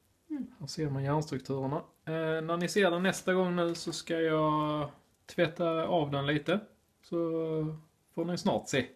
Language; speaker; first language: Swedish; native; Swedish